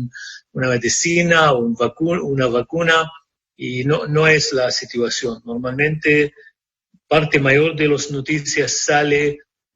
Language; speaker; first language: Spanish; non-native, fluent; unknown